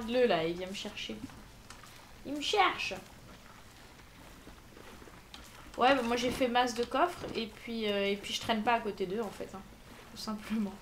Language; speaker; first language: French; native; French